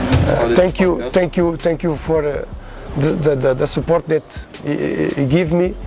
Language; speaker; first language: English; non-native, learner; Portuguese